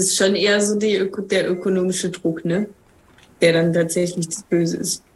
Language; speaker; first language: German; native; German